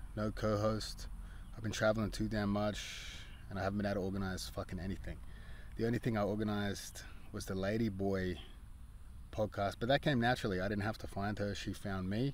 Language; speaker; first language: English; native; English